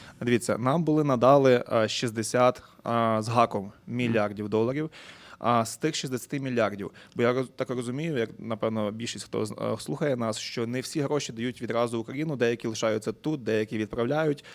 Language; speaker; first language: Ukrainian; native; Ukrainian